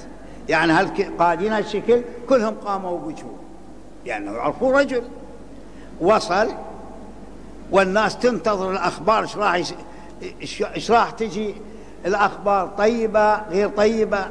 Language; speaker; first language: Arabic; native; Arabic